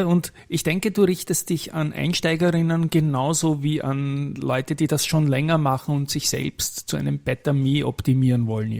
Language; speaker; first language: German; native; German